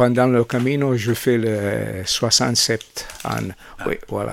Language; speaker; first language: French; non-native, learner; Italian